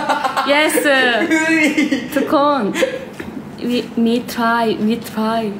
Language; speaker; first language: English; non-native, learner; Thai